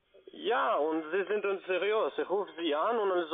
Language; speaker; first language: German; non-native, learner; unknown